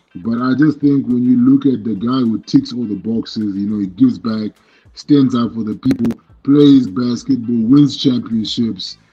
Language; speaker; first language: English; non-native, local second language; Shona